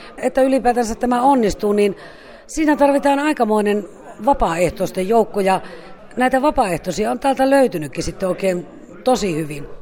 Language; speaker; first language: Finnish; native; Finnish